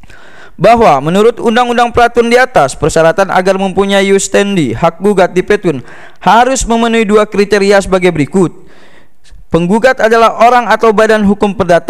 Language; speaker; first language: Indonesian; native; Indonesian